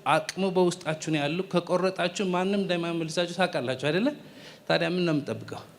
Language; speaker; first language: Amharic; non-native, fluent; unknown